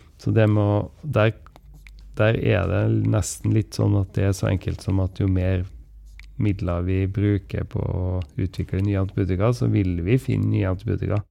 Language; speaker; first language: Norwegian; native; Norwegian